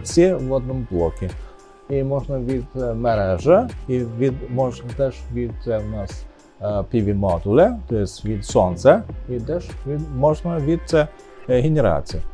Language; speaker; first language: Ukrainian; non-native, learner; Chinese